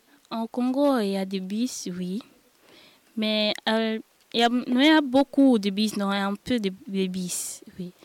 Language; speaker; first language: French; non-native, learner; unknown